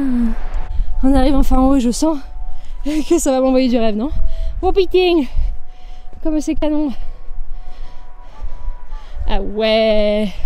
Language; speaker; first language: French; native; French